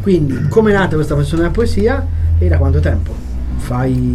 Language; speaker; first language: Italian; native; Italian